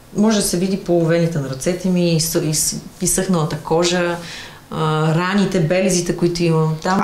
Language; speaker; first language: Bulgarian; early bilingual, other home language; Russian